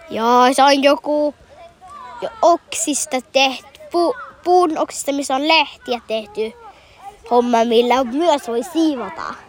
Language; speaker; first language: Finnish; early bilingual, heritage; Finnish